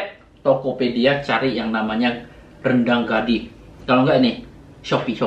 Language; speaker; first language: Indonesian; native; Indonesian